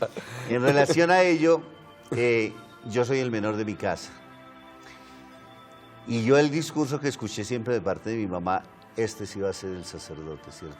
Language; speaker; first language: Spanish; native; Spanish